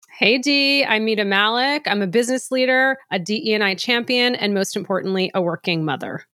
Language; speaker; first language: English; native; English